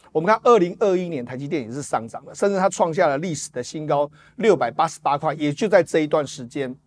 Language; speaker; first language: Chinese; native; Chinese